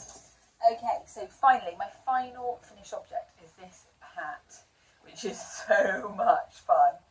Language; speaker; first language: English; native; English